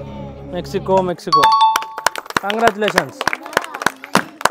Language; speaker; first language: English; non-native, local second language; Telugu